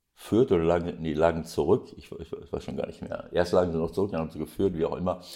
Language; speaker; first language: German; native; German